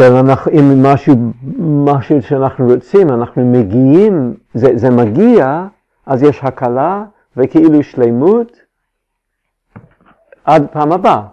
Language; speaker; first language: Hebrew; non-native, fluent; English